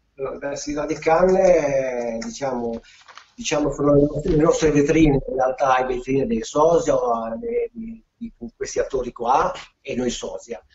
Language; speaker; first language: Italian; native; Italian